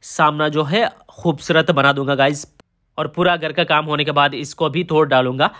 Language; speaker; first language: Hindi; non-native, local second language; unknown